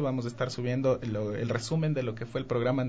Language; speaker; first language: Spanish; native; Spanish